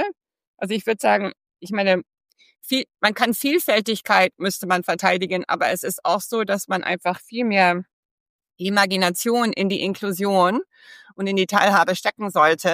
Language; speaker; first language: German; early bilingual, heritage; English